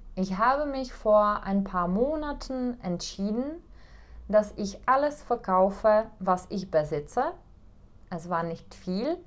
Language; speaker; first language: German; non-native, fluent; Czech